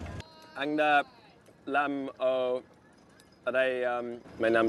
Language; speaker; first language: Vietnamese; non-native, learner; English